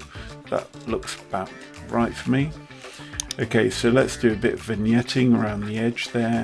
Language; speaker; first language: English; native; English